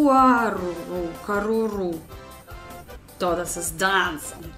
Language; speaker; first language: Portuguese; non-native, learner; Russian